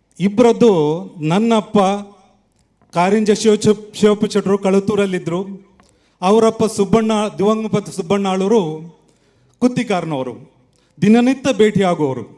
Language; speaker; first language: Kannada; non-native, local second language; Tulu